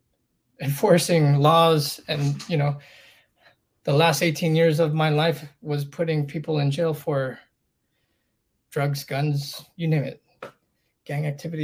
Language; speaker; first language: English; native; English